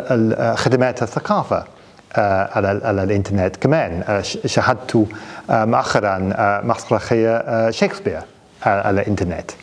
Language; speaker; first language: Arabic; non-native, fluent; English